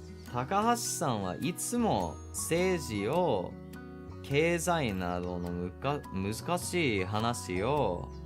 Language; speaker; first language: Japanese; non-native, learner; English